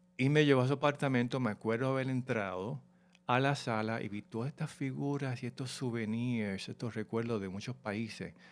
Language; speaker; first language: Spanish; native; Spanish